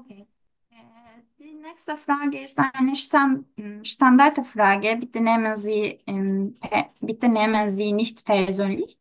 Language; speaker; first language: German; non-native, learner; Turkish